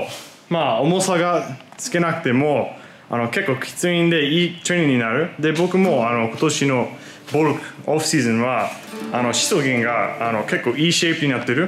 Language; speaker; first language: Japanese; non-native, fluent; English